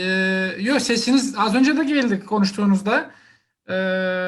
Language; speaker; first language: Turkish; native; Turkish